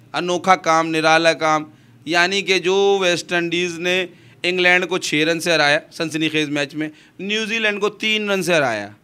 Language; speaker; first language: Urdu; non-native, local second language; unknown